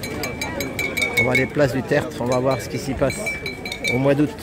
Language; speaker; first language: French; native; French